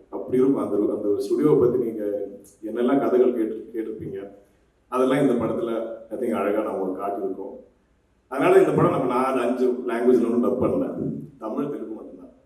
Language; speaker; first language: Tamil; non-native, local second language; Malayalam